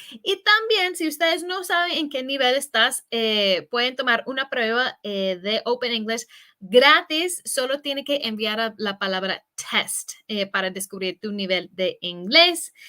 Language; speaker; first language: Spanish; non-native, fluent; English